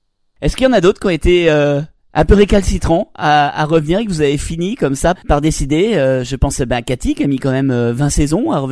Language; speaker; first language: French; native; French